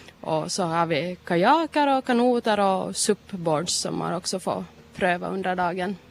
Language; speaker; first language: Swedish; native; Swedish